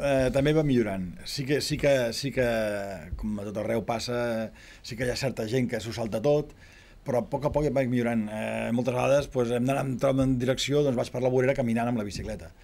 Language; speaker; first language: Catalan; native; Catalan